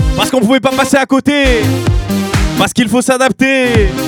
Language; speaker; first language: French; native; French